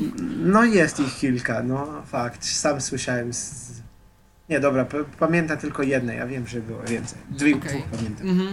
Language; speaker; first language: Polish; non-native, fluent; Slovenian